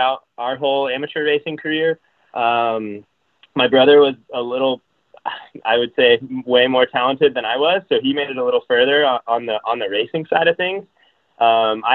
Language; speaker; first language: English; native; English